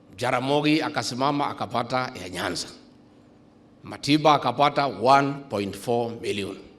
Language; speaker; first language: Swahili; non-native, local second language; Kikuyu